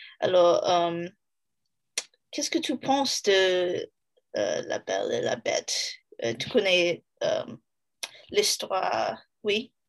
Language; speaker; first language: French; non-native, learner; English